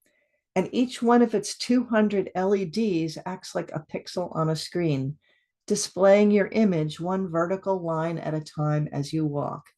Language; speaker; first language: English; native; English